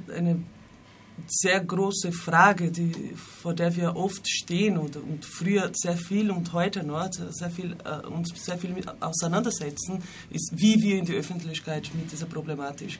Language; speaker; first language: German; non-native, fluent; Portuguese